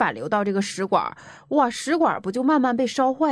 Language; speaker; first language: Chinese; native; Chinese